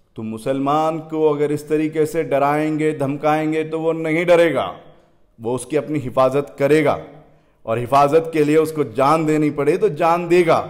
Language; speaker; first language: Hindi; native; Hindi